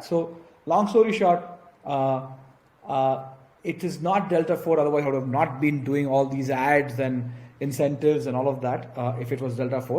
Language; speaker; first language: English; non-native, local second language; Gujarati